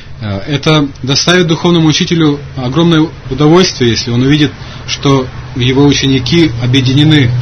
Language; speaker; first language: Russian; native; Russian